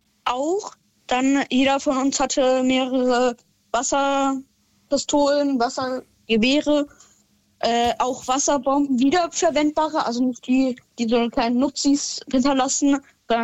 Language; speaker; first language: German; native; German